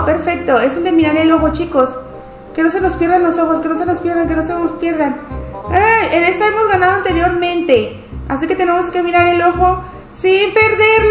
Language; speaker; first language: Spanish; native; Spanish